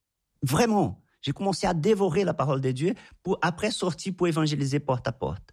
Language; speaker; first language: French; non-native, fluent; Portuguese